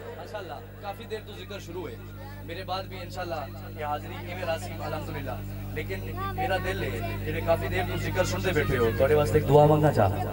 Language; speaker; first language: Punjabi; non-native, local second language; Saraiki